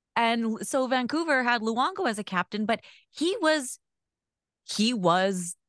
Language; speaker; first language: English; native; English